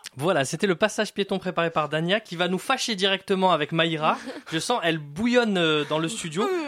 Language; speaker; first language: French; native; French